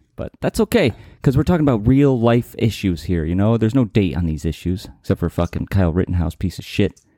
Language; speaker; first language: English; native; English